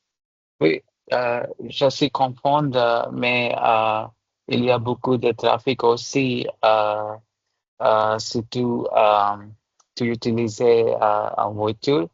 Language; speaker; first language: French; non-native, learner; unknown